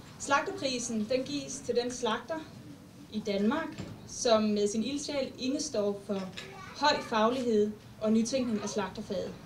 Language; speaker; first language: Danish; native; Danish